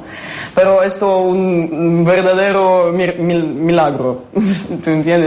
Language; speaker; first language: Spanish; non-native, learner; Ukrainian